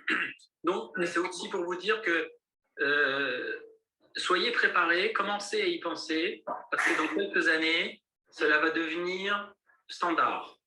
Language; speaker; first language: French; native; French